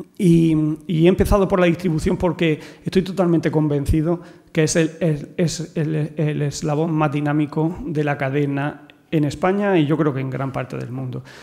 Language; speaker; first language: Spanish; native; Spanish